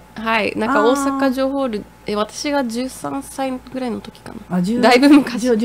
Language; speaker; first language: Japanese; native; Japanese